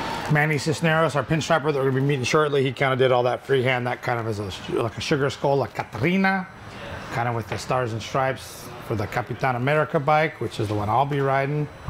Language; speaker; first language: English; native; English